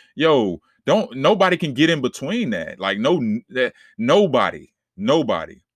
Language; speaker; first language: English; native; English